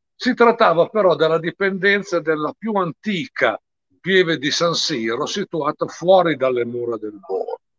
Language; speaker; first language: Italian; native; Italian